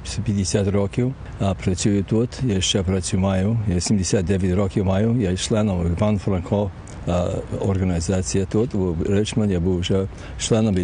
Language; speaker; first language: Ukrainian; early bilingual, heritage; Ukrainian